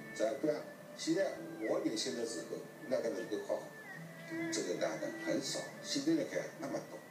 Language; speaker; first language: Chinese; native; Chinese